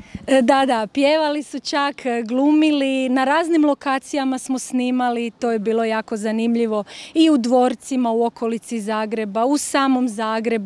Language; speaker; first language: Croatian; native; Croatian